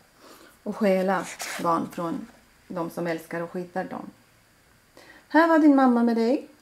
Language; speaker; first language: Swedish; non-native, fluent; Latvian